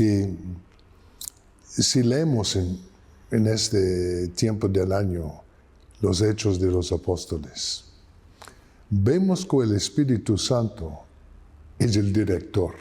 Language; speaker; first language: Spanish; non-native, fluent; English